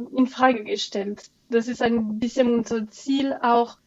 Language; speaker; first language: German; non-native, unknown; French